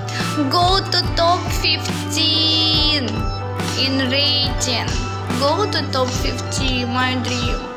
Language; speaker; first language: English; non-native, learner; Russian